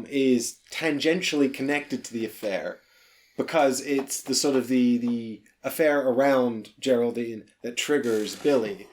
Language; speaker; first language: English; native; English